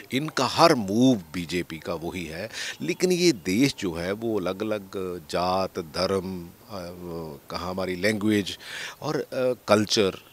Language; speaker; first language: Hindi; non-native, local second language; Punjabi